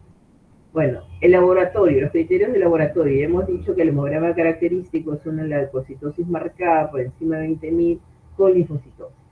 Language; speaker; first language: Spanish; native; Spanish